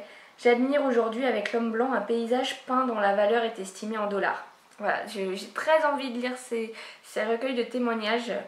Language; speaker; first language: French; native; French